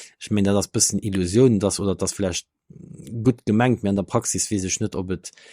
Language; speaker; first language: Luxembourgish; native; Luxembourgish